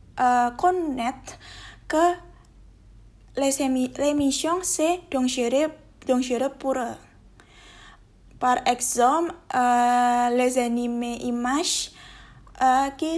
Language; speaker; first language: French; non-native, learner; Indonesian